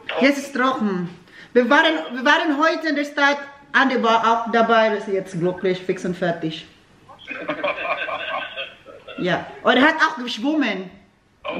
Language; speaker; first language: German; non-native, learner; Filipino